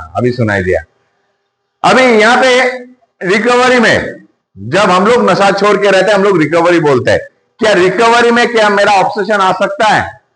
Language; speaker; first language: Hindi; non-native, local second language; Bangla